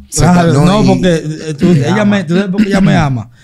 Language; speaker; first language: Spanish; native; Spanish